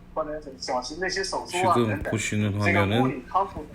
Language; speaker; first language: Chinese; non-native, learner; Korean